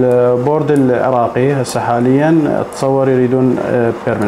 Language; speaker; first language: Arabic; native; Arabic